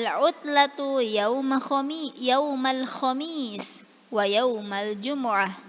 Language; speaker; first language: Arabic; non-native, fluent; Indonesian